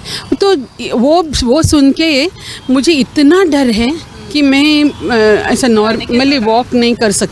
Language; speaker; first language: Hindi; non-native, local second language; Marathi